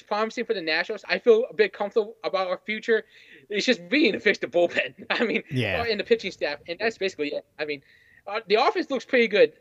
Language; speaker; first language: English; native; English